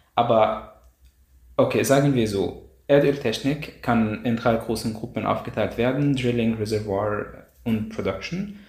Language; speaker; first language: German; non-native, fluent; Arabic